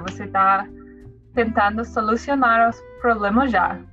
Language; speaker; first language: Portuguese; non-native, learner; English